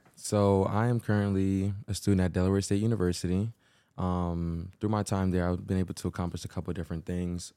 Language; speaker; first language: English; early bilingual, other home language; Haitian Creole